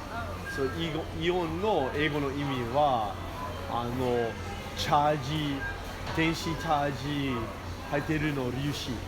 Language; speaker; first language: Japanese; non-native, learner; English